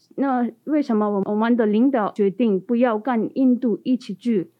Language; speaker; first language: Chinese; non-native, learner; Tibetan